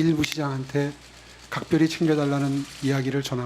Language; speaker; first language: Korean; native; Korean